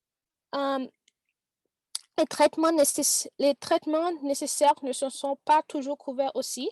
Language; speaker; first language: French; non-native, learner; English